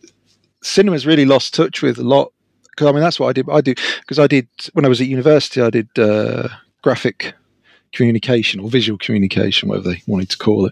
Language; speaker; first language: English; native; English